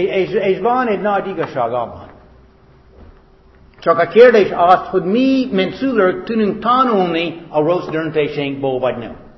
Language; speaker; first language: Hungarian; non-native, fluent; English